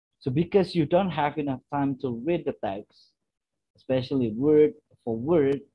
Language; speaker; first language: English; non-native, fluent; Indonesian